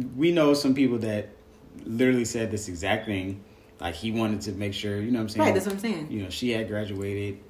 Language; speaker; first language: English; native; English